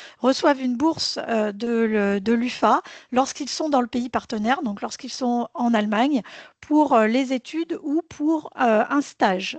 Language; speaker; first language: French; native; French